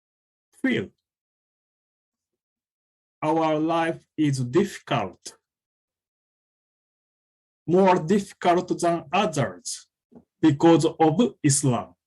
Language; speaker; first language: English; non-native, fluent; Japanese